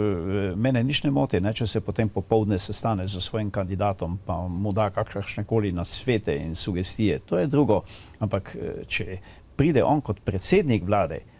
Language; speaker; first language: Slovenian; native; Slovenian